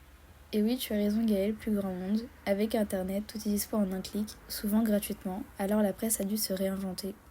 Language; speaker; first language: French; native; French